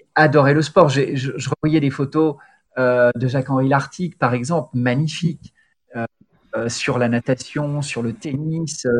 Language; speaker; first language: French; native; French